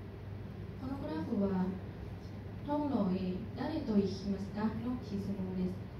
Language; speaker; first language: Japanese; non-native, learner; Thai